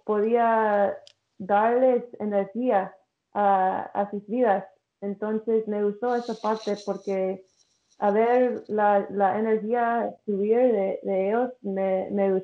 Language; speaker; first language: Spanish; early bilingual, heritage; English